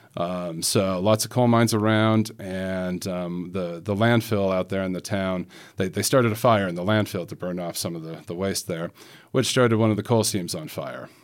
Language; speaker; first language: English; native; English